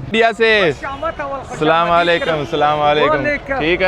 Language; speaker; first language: Hindi; native; Hindi